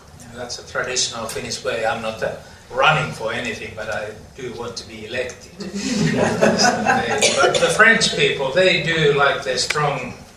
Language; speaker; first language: English; non-native, fluent; Finnish